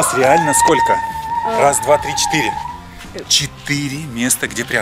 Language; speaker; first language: Russian; native; Russian